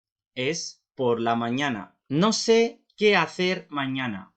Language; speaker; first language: Spanish; non-native, fluent; Urdu